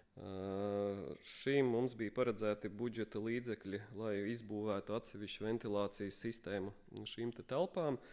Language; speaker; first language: Latvian; native; Latvian